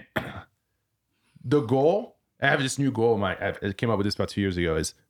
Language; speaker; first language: English; early bilingual, other home language; French